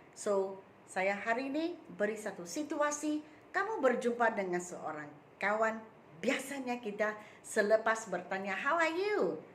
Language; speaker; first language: Malay; non-native, local second language; Min Nan Chinese